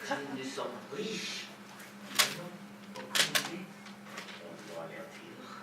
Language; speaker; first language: French; non-native, learner; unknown